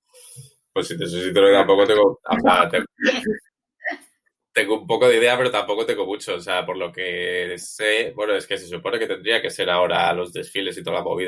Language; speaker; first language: Spanish; native; Spanish